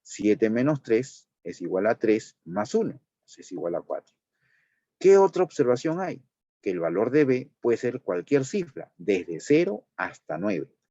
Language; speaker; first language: Spanish; native; Spanish